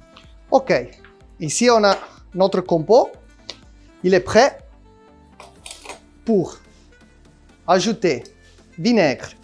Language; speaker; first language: French; non-native, learner; Italian